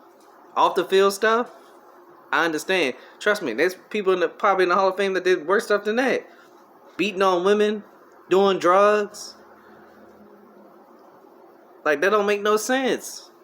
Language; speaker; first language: English; native; English